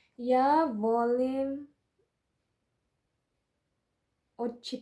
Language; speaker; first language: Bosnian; non-native, learner; Filipino